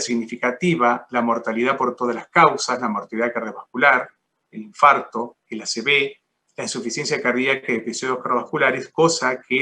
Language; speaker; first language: Spanish; native; Spanish